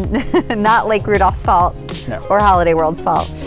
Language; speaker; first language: English; native; English